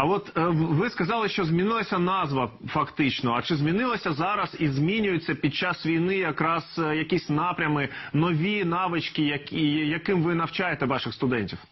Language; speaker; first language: Ukrainian; native; Ukrainian